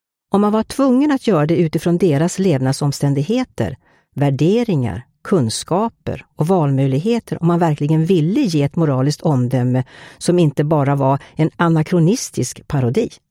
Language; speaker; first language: Swedish; native; Swedish